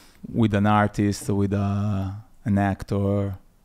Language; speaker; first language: English; non-native, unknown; Italian